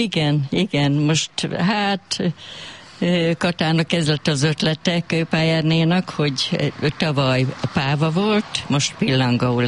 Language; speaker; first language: Hungarian; native; Hungarian